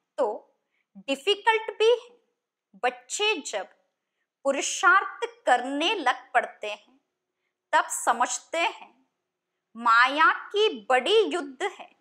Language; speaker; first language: Hindi; non-native, local second language; Kannada